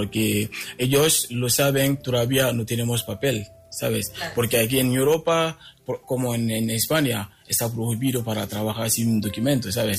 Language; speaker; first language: Spanish; non-native, local second language; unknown